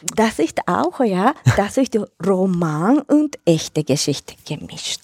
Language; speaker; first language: German; non-native, learner; Japanese